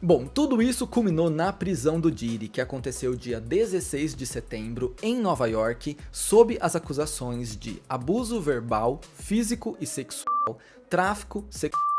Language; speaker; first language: Portuguese; native; Portuguese